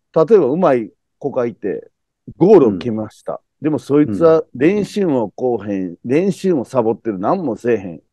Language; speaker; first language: Japanese; native; Japanese